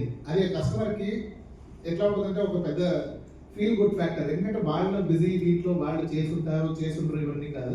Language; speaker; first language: Telugu; native; Telugu